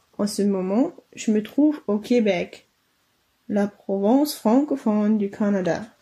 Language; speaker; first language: French; non-native, fluent; German